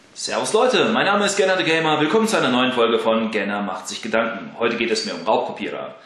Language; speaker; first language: German; early bilingual, other home language; Russian